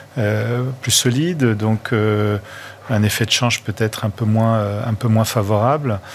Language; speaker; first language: French; non-native, fluent; Portuguese